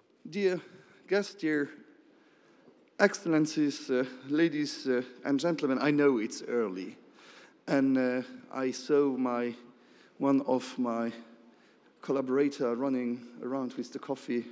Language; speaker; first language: English; non-native, fluent; Luxembourgish